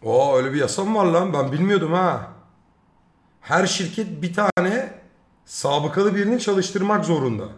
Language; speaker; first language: Turkish; native; Turkish